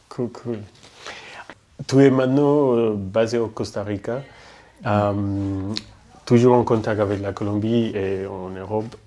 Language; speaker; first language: French; non-native, fluent; Spanish